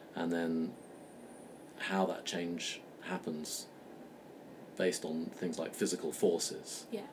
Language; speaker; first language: English; native; English